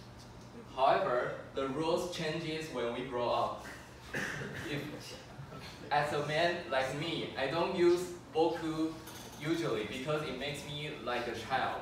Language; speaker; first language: English; non-native, fluent; Chinese